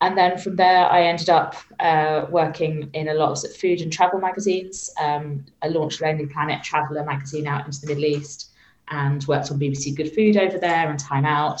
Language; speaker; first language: English; native; English